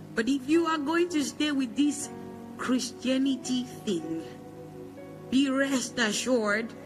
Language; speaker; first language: English; non-native, local second language; Igbo